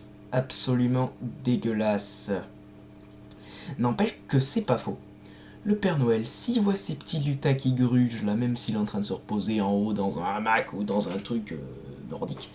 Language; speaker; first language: French; native; French